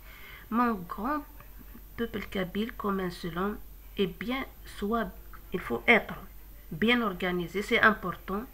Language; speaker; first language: French; non-native, local second language; Kabyle